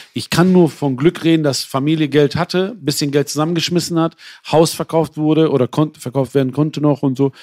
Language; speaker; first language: German; early bilingual, other home language; Persian